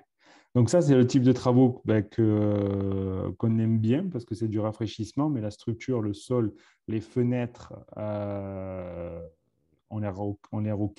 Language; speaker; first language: French; native; French